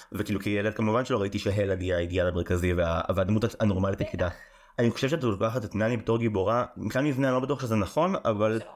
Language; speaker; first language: Hebrew; native; Hebrew